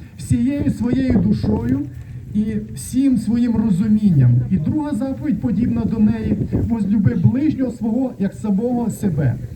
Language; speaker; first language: Ukrainian; non-native, local second language; Russian